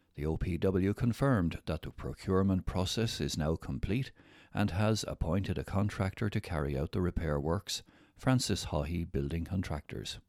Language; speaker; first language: English; native; English